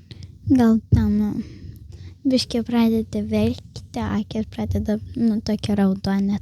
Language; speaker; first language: Lithuanian; early bilingual, heritage; Lithuanian